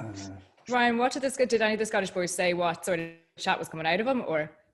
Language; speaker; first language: English; native; English